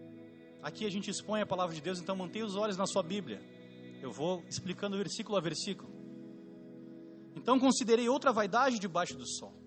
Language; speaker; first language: Portuguese; native; Portuguese